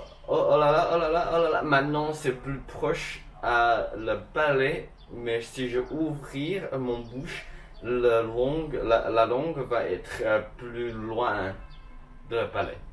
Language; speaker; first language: French; non-native, learner; Chinese